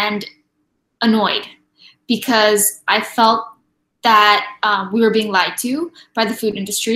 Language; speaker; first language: English; non-native, local second language; Filipino